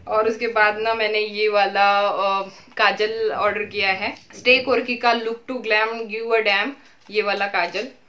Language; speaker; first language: Hindi; native; Hindi